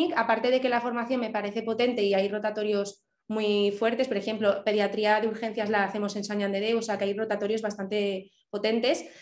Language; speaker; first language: Spanish; native; Spanish